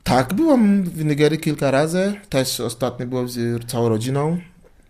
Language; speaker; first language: Polish; non-native, learner; English